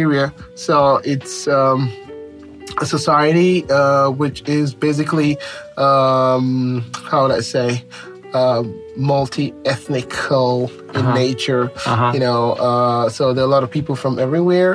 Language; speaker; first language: English; non-native, local second language; Yoruba